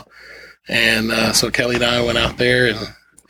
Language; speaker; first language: English; native; English